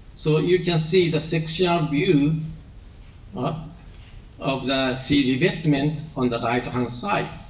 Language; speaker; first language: English; non-native, learner; Japanese